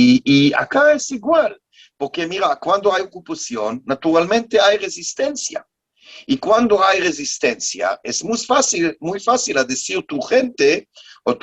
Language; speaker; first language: Spanish; non-native, learner; Hebrew